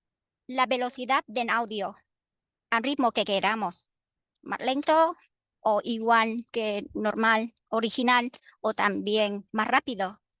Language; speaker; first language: Spanish; non-native, fluent; Vietnamese